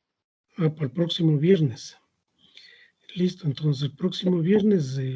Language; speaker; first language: Spanish; native; Spanish